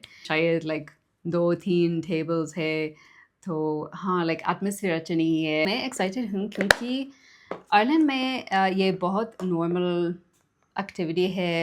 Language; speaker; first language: Hindi; non-native, learner; English